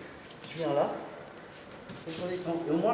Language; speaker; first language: French; native; French